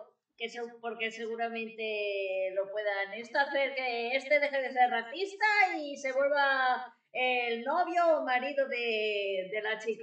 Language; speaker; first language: Spanish; native; Spanish